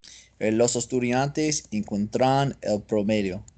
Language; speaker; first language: Spanish; non-native, learner; English